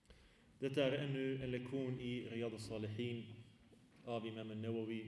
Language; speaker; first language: Swedish; early bilingual, other home language; Arabic